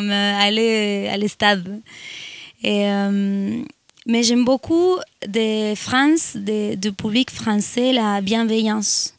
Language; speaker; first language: French; non-native, fluent; Spanish